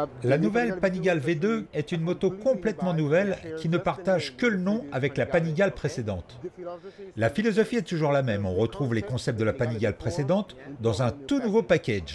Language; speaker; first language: French; native; French